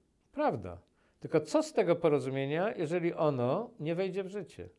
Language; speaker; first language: Polish; native; Polish